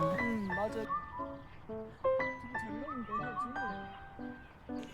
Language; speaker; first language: Korean; native; Korean